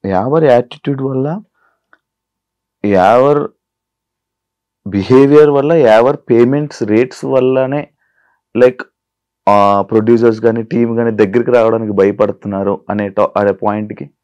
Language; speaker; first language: Telugu; native; Telugu